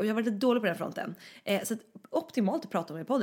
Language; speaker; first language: Swedish; native; Swedish